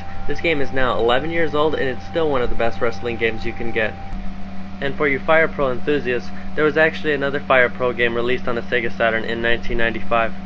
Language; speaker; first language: English; native; English